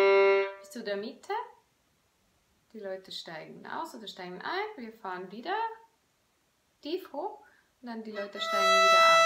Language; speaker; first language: German; non-native, fluent; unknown